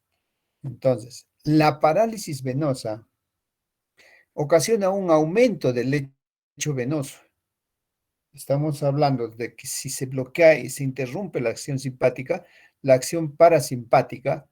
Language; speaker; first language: Spanish; native; Spanish